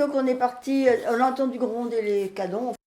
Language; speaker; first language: French; native; French